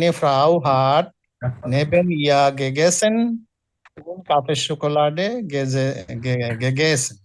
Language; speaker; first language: German; non-native, fluent; Bangla